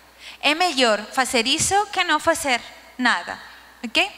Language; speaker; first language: Portuguese; non-native, learner; Spanish